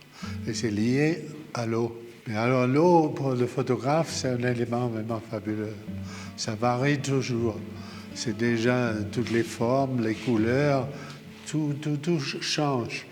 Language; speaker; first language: French; non-native, fluent; German